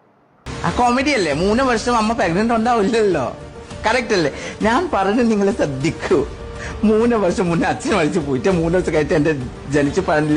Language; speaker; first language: Malayalam; non-native, fluent; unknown